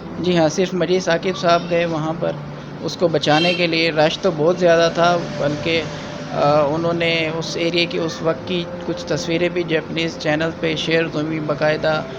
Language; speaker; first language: Urdu; non-native, local second language; Punjabi